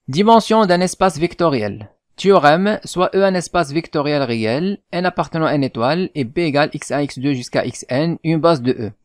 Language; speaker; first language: French; non-native, local second language; Arabic